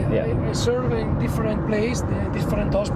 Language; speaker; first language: English; non-native, learner; Italian